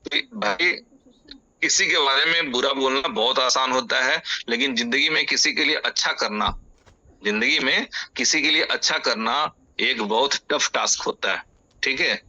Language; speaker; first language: Hindi; native; Hindi